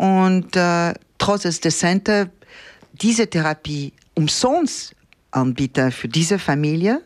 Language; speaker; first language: German; non-native, fluent; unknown